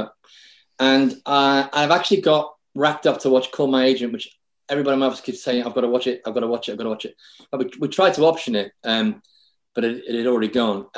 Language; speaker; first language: English; native; English